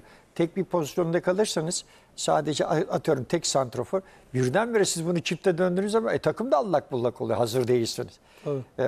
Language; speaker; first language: Turkish; native; Turkish